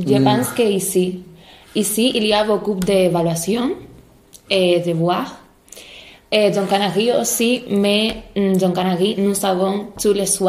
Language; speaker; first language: French; non-native, learner; Spanish